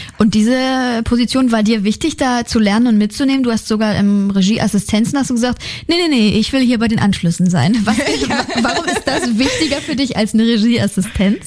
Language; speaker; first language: German; native; German